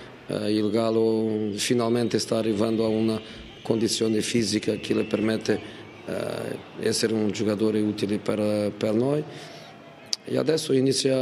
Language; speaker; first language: Italian; non-native, fluent; Portuguese